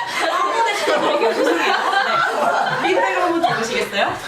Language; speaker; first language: Korean; native; Korean